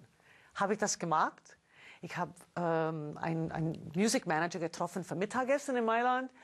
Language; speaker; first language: German; non-native, fluent; English